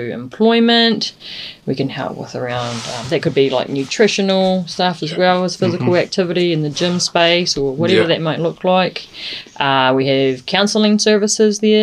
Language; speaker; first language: English; native; English